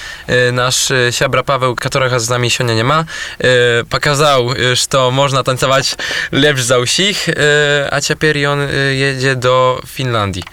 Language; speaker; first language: Polish; non-native, local second language; Belarusian